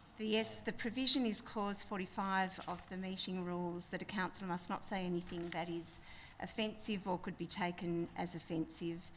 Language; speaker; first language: English; native; English